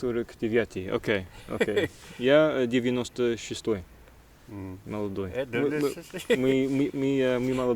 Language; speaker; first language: Russian; non-native, learner; English